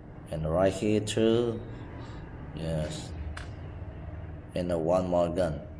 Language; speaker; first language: English; non-native, learner; Vietnamese